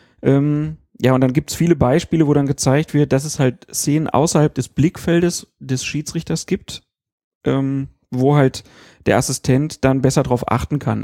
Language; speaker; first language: German; native; German